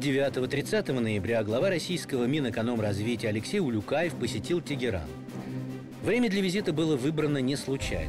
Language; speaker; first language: Russian; native; Russian